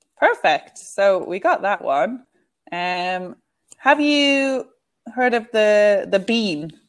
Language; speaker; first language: English; native; English